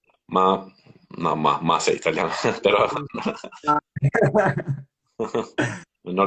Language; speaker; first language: Spanish; non-native, learner; Turkish